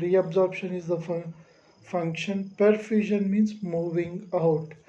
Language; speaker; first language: English; non-native, local second language; Telugu